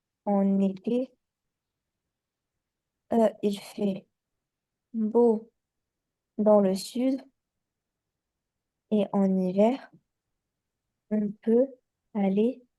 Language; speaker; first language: French; non-native, learner; Chinese